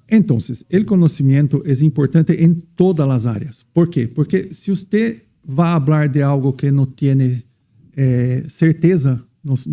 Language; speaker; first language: Spanish; non-native, fluent; Portuguese